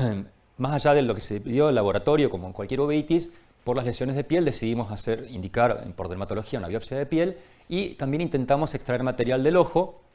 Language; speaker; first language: Spanish; native; Spanish